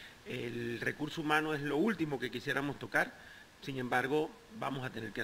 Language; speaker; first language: Spanish; native; Spanish